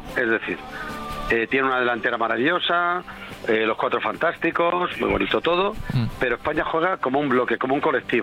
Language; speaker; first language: Spanish; native; Spanish